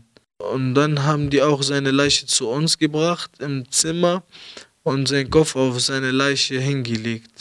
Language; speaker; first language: German; early bilingual, other home language; Arabic